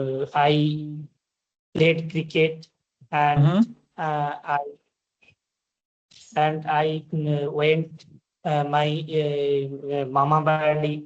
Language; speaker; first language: English; non-native, learner; Bangla